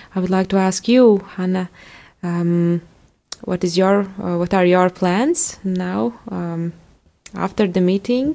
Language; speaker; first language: English; non-native, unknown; Latvian